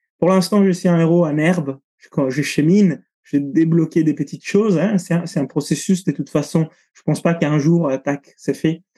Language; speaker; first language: French; non-native, fluent; Italian